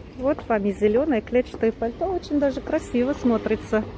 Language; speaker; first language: Russian; native; Russian